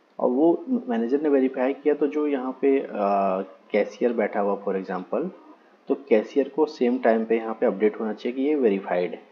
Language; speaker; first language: Hindi; native; Hindi